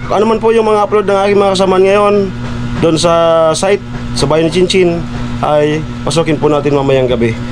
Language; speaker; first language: Filipino; non-native, local second language; Bikol